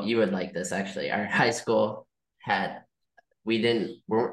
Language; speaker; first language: English; native; English